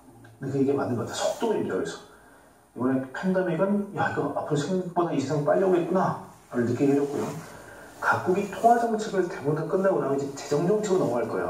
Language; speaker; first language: Korean; native; Korean